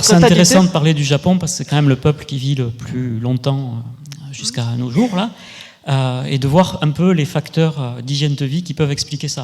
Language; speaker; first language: French; native; French